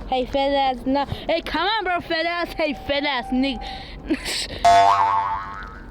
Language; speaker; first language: English; non-native, learner; Mongolian